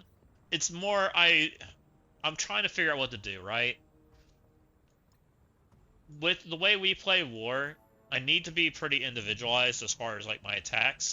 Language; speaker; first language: English; native; English